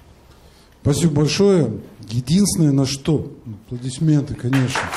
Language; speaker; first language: Russian; native; Russian